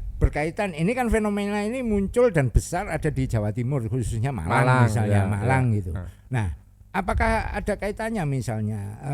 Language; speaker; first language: Indonesian; non-native, local second language; Javanese